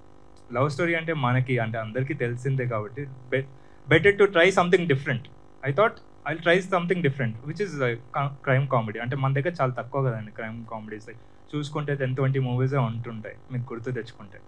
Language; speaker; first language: Telugu; native; Telugu